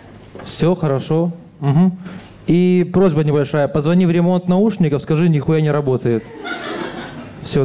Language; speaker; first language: Russian; native; Russian